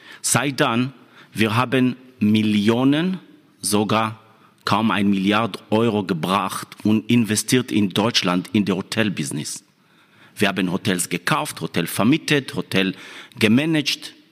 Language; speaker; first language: German; non-native, fluent; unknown